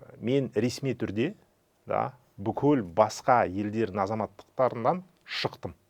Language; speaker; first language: Kazakh; non-native, fluent; Russian